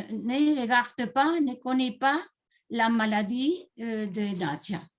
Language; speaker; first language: French; non-native, learner; Spanish